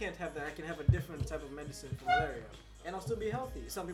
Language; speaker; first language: English; non-native, local second language; Swahili